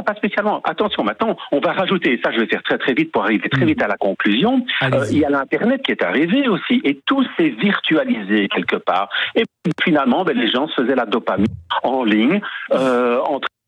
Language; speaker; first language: French; native; French